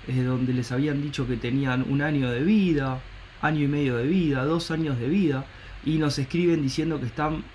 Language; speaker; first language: Spanish; native; Spanish